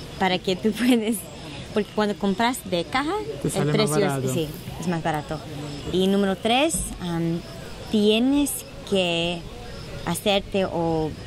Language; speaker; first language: Spanish; early bilingual, heritage; Spanish